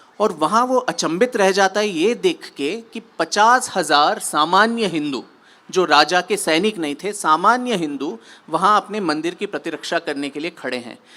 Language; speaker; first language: Hindi; non-native, local second language; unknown